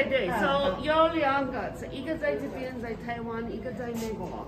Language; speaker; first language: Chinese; non-native, learner; English